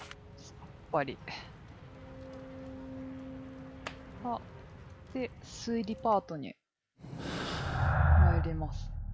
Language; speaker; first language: Japanese; native; Japanese